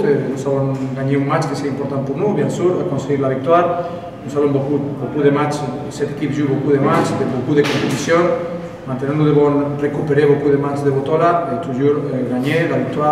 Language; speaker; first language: French; non-native, learner; Spanish